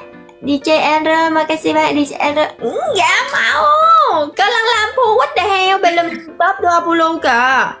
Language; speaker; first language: Indonesian; non-native, learner; Vietnamese